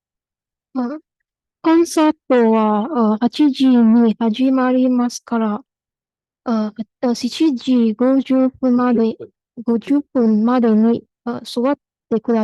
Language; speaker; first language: Japanese; non-native, learner; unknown